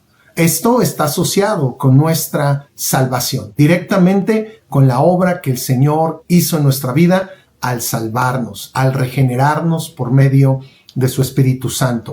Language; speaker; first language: Spanish; native; Spanish